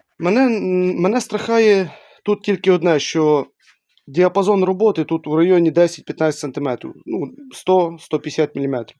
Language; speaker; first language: Ukrainian; native; Ukrainian